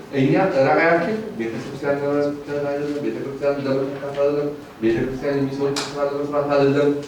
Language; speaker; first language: Amharic; native; Amharic